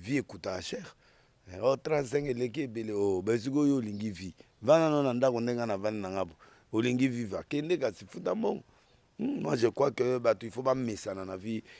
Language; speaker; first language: Lingala; native; Lingala